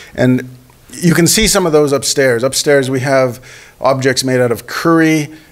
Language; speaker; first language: English; native; English